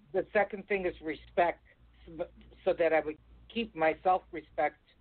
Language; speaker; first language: English; native; English